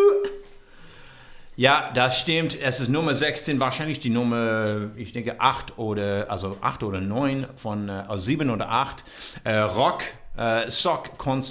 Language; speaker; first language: German; non-native, learner; English